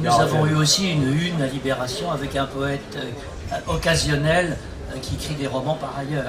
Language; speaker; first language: French; native; French